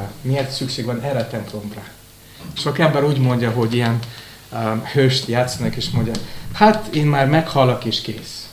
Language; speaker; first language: Hungarian; non-native, fluent; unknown